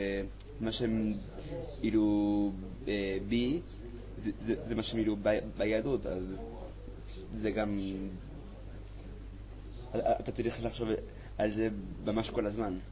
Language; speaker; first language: Hebrew; non-native, learner; Spanish